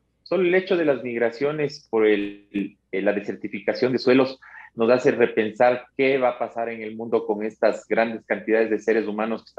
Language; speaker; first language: Spanish; native; Spanish